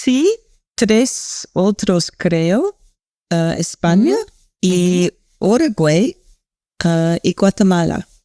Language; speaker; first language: Spanish; non-native, learner; English